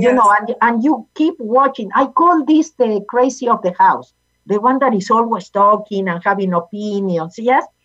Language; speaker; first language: English; non-native, fluent; Spanish